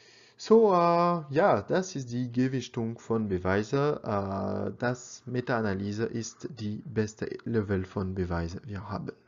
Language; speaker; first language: German; non-native, learner; French